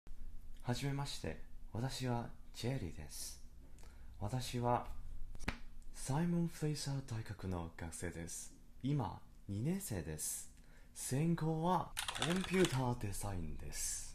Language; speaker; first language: Japanese; non-native, learner; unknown